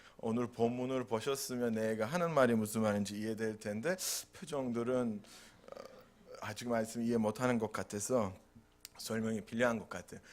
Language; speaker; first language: Korean; non-native, fluent; Turkish